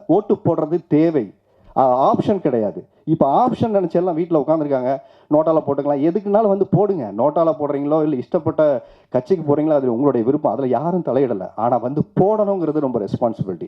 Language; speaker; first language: Tamil; native; Tamil